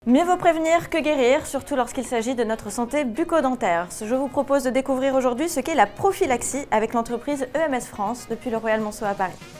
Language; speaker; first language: French; native; French